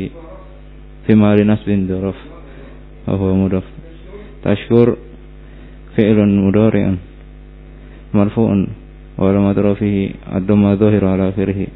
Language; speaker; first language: Arabic; non-native, learner; Indonesian